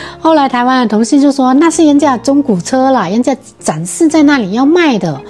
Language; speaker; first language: Chinese; native; Chinese